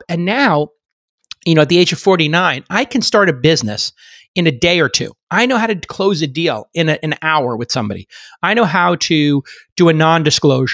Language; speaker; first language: English; native; English